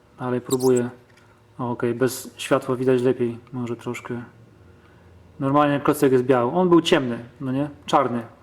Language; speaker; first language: Polish; early bilingual, heritage; Polish